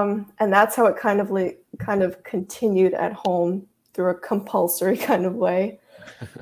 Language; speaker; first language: English; early bilingual, other home language; Russian